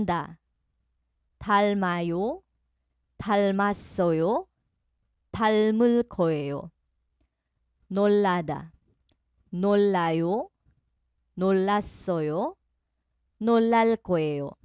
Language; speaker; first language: Korean; non-native, fluent; Filipino